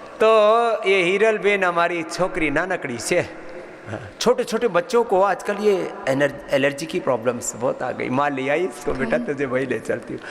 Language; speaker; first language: Hindi; native; Hindi